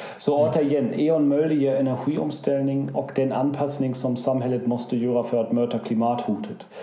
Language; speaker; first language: Swedish; non-native, fluent; German